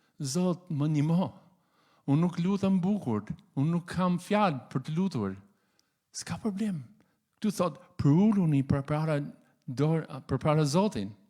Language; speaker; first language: Albanian; non-native, fluent; English